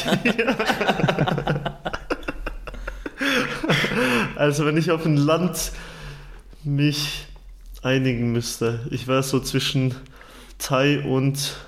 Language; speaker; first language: German; early bilingual, other home language; Turkish